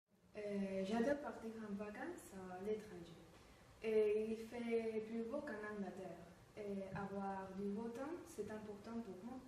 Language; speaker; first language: French; non-native, learner; Spanish